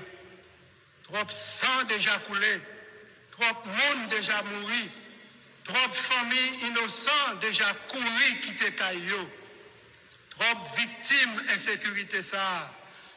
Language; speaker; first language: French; non-native, local second language; Haitian Creole